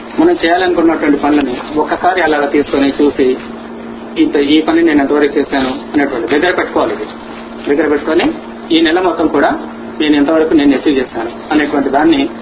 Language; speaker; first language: Telugu; non-native, local second language; Urdu